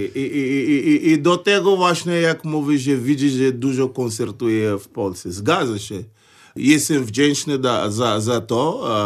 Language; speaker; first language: Polish; non-native, fluent; Portuguese